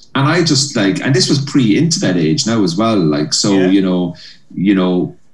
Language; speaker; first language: English; native; English